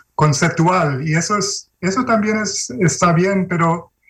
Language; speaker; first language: Spanish; early bilingual, heritage; Spanish